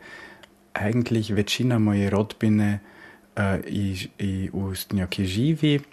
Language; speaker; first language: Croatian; early bilingual, heritage; Croatian